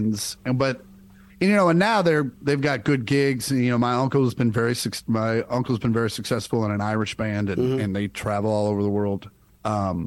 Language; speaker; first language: English; native; English